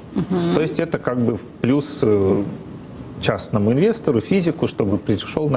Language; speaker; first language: Russian; native; Russian